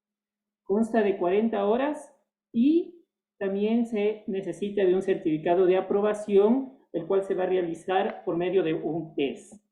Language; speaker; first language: Spanish; native; Spanish